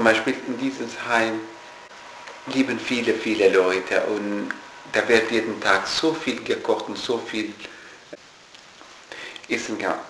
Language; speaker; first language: German; non-native, learner; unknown